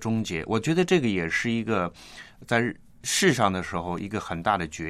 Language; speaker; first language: Chinese; non-native, local second language; Cantonese